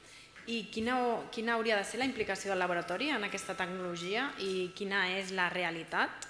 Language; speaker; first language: Catalan; native; Catalan